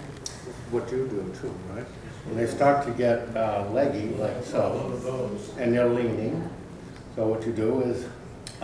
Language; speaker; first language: English; native; English